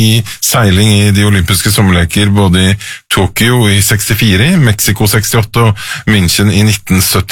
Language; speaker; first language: Norwegian; native; Norwegian